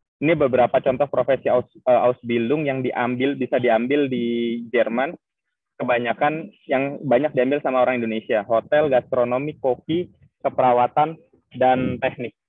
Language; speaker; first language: Indonesian; native; Indonesian